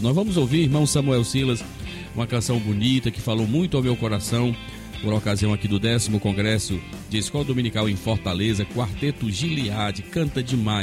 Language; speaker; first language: Portuguese; native; Portuguese